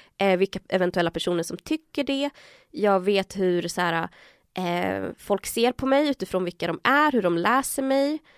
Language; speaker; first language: Swedish; early bilingual, other home language; Spanish